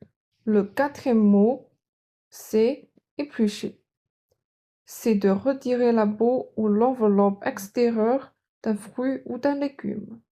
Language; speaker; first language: French; non-native, fluent; Chinese